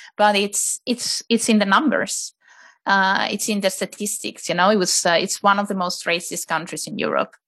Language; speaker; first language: English; non-native, fluent; Italian